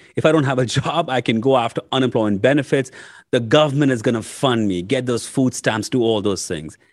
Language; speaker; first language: English; non-native, local second language; Hindi